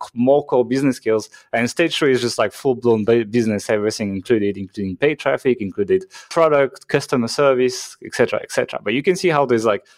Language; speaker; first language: English; non-native, fluent; French